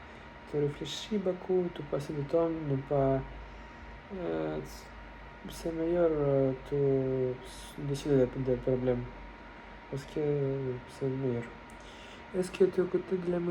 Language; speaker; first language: French; non-native, learner; Russian